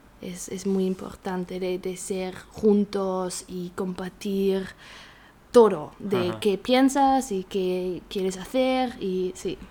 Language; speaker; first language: Spanish; non-native, learner; German